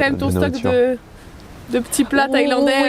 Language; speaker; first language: French; native; French